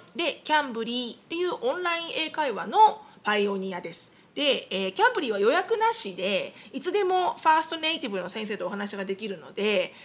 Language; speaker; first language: Japanese; native; Japanese